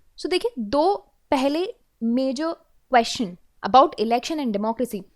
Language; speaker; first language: Hindi; native; Hindi